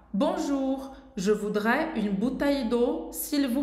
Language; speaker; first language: French; non-native, fluent; Portuguese